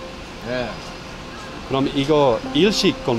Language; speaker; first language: Korean; non-native, learner; Dutch